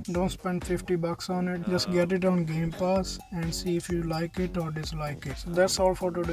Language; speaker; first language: English; non-native, fluent; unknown